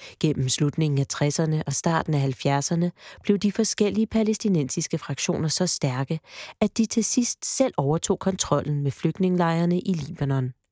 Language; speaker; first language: Danish; early bilingual, heritage; Danish